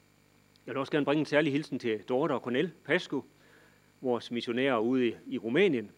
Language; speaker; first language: Danish; native; Danish